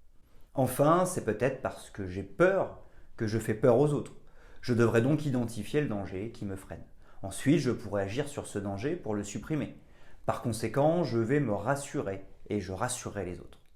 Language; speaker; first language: French; native; French